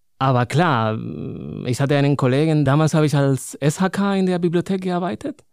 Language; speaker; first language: German; non-native, fluent; Spanish